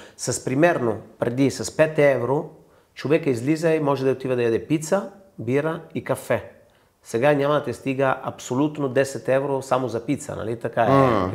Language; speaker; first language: Bulgarian; non-native, fluent; Italian